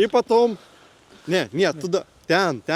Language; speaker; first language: Russian; non-native, local second language; Lithuanian